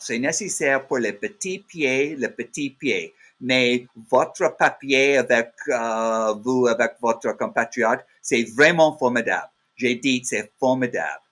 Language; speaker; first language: French; non-native, learner; English